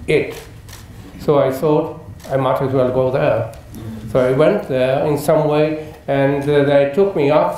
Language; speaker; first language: English; non-native, fluent; German